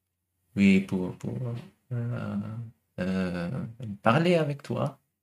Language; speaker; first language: French; non-native, learner; German